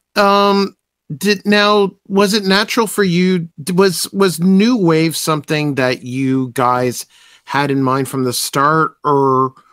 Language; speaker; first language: English; native; English